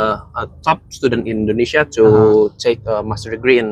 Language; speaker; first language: English; non-native, fluent; Indonesian